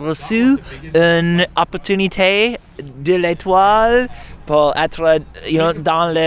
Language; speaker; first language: French; non-native, local second language; English